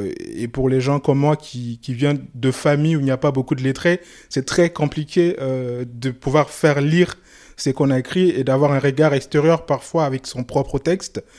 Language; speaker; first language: French; non-native, local second language; Soninke